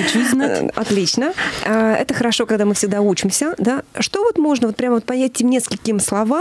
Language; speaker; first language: Russian; native; Russian